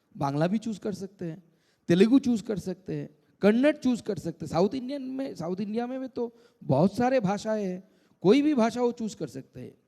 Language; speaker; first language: Hindi; non-native, local second language; Bangla